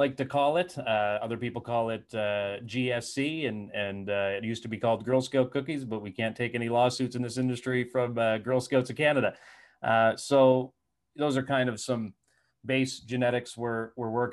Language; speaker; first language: English; native; English